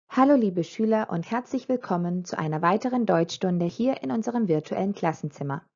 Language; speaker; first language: German; non-native, fluent; Croatian